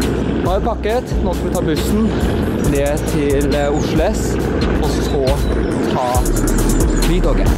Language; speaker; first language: Norwegian; native; Norwegian